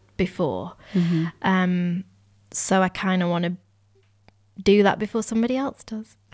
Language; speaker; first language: English; native; English